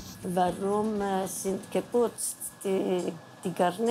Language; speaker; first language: German; non-native, learner; Spanish